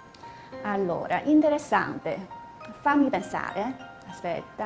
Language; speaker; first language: Italian; non-native, fluent; Chinese